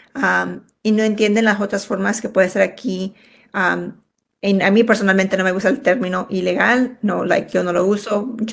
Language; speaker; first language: Spanish; early bilingual, heritage; Spanish